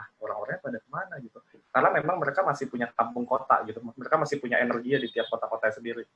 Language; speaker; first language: Indonesian; native; Indonesian